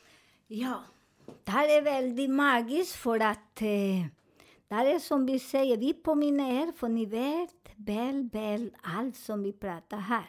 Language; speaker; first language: Swedish; non-native, learner; Spanish